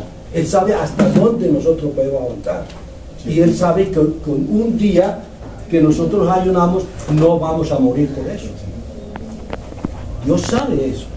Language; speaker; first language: Spanish; non-native, fluent; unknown